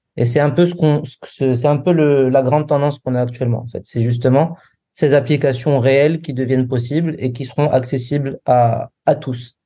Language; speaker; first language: French; non-native, local second language; Arabic